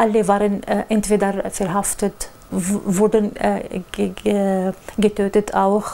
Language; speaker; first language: German; non-native, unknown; Arabic